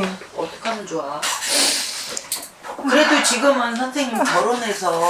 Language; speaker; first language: Korean; native; Korean